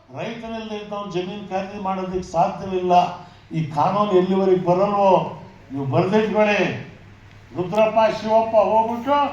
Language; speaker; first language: Kannada; non-native, local second language; Urdu